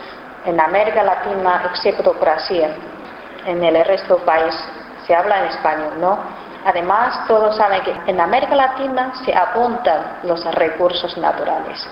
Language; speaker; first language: Spanish; non-native, fluent; Chinese